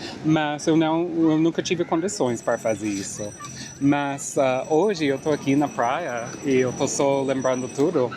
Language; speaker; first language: Portuguese; non-native, fluent; English